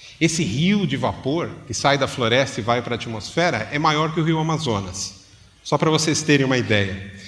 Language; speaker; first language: Portuguese; native; Portuguese